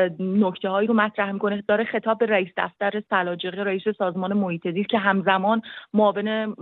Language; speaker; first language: Persian; native; Persian